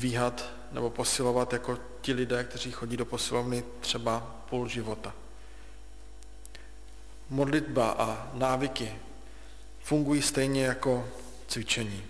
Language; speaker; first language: Czech; native; Czech